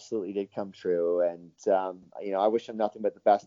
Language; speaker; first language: English; native; English